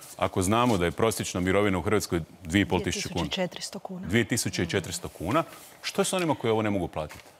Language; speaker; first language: Croatian; native; Croatian